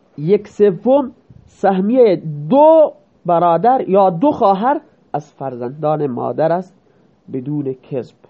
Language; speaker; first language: Persian; non-native, local second language; Baluchi